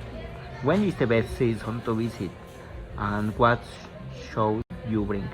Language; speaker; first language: English; non-native, learner; Spanish